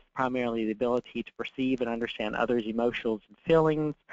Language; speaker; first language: English; native; English